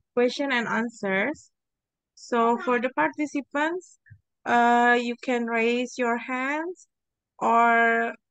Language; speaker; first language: English; non-native, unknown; Indonesian